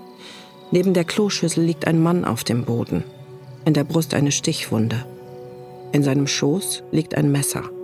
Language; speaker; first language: German; native; German